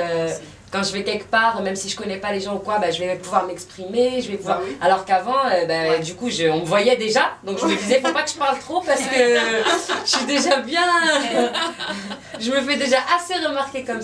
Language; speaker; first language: French; native; French